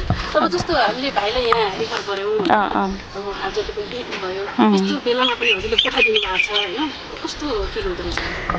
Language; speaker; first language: Nepali; native; Nepali